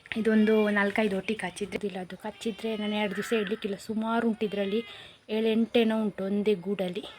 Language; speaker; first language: Kannada; non-native, local second language; Konkani